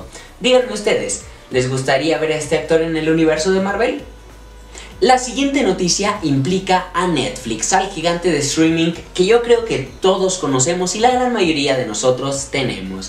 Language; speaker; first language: Spanish; native; Spanish